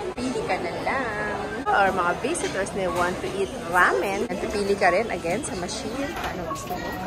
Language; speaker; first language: Filipino; native; Filipino